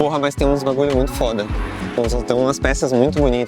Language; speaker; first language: Portuguese; native; Portuguese